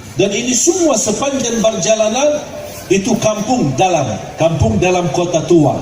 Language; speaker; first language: Malay; non-native, fluent; Arabic